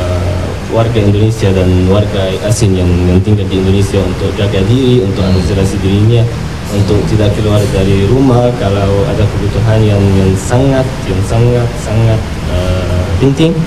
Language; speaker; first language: Indonesian; non-native, fluent; Arabic